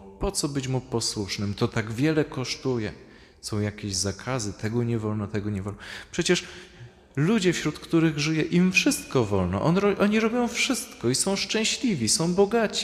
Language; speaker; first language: Polish; native; Polish